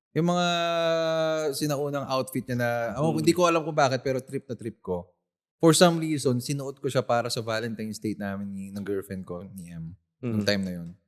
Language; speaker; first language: Filipino; native; Filipino